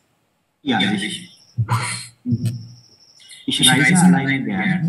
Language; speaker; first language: German; non-native, learner; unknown